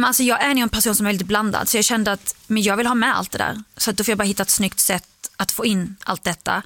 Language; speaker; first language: Swedish; early bilingual, other home language; Arabic